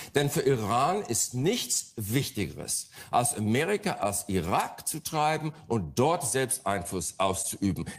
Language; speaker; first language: German; non-native, fluent; English